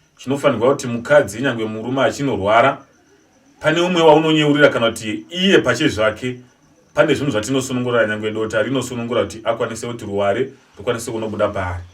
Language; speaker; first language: Shona; non-native, local second language; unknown